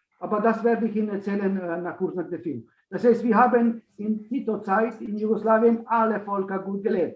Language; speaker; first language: German; non-native, learner; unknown